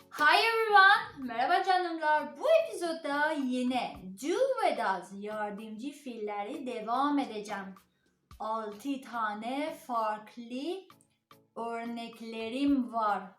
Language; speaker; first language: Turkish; non-native, learner; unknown